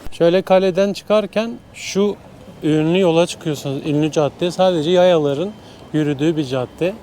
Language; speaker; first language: Turkish; native; Turkish